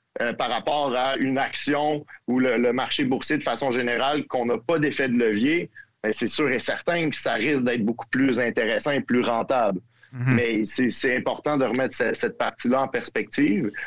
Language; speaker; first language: French; native; French